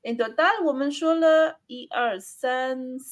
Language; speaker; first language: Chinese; non-native, learner; Spanish